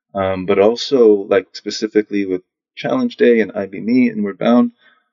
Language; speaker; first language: English; native; English